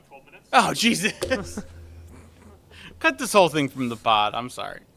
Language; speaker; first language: English; native; English